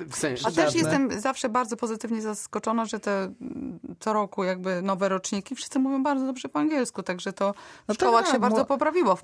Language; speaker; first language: Polish; native; Polish